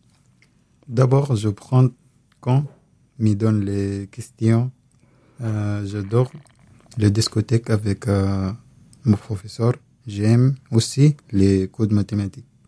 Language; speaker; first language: French; non-native, learner; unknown